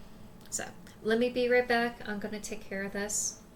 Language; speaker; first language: English; native; English